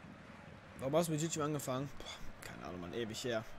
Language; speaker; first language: German; native; German